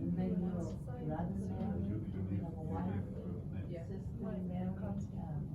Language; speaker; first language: English; non-native, learner; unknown